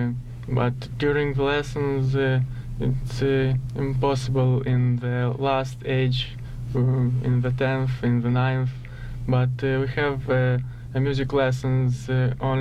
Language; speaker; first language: English; non-native, learner; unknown